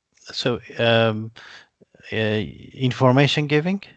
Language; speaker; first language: English; non-native, fluent; Persian